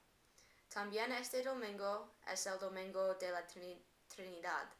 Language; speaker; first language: Spanish; non-native, learner; English